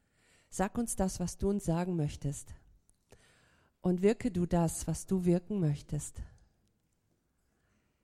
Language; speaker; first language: German; native; German